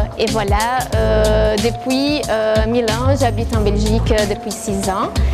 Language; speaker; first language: French; non-native, fluent; Portuguese